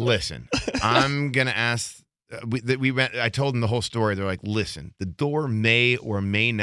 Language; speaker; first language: English; native; English